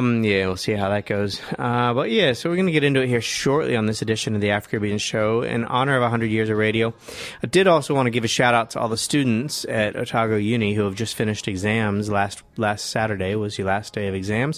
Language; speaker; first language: English; native; English